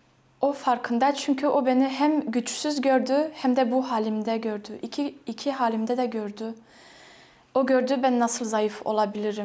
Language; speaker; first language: Turkish; non-native, fluent; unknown